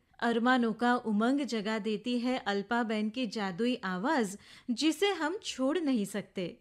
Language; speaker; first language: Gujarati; native; Gujarati